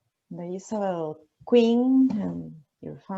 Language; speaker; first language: English; non-native, learner; Spanish